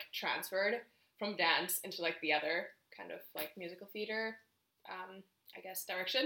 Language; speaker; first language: English; non-native, fluent; German